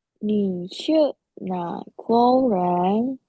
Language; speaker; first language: Chinese; non-native, learner; Indonesian